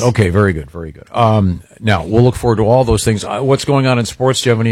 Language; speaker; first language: English; native; English